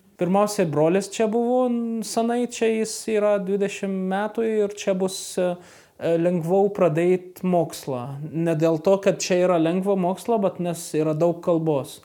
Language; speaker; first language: Lithuanian; non-native, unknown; Arabic